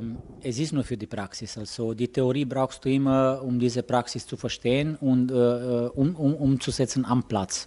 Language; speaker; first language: German; non-native, fluent; Romanian